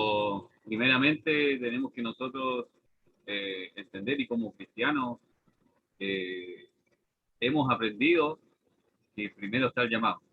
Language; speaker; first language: Spanish; native; Spanish